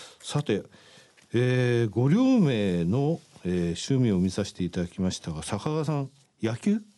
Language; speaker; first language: Japanese; native; Japanese